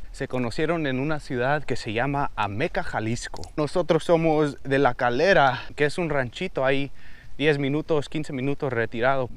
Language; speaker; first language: Spanish; early bilingual, heritage; Spanish